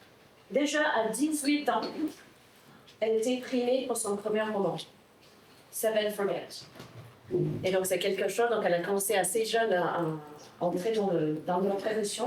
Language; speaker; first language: French; non-native, fluent; English